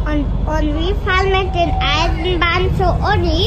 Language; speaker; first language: German; early bilingual, other home language; Indonesian